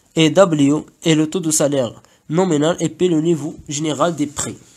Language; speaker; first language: French; non-native, local second language; Arabic